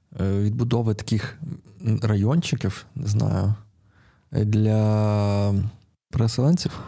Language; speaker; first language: Ukrainian; non-native, local second language; Russian